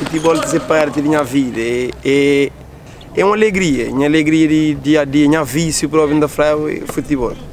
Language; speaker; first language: Portuguese; non-native, local second language; Kabuverdianu